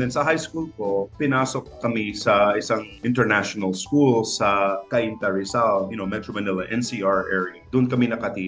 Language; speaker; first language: Filipino; non-native, local second language; English